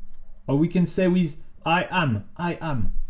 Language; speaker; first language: English; non-native, fluent; French